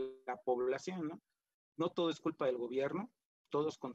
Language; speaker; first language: Spanish; native; Spanish